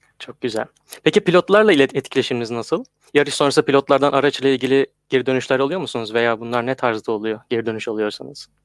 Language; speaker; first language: Turkish; native; Turkish